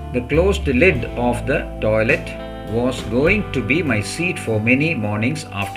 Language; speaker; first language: English; non-native, local second language; Malayalam